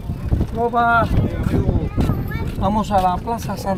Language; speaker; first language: Spanish; native; Spanish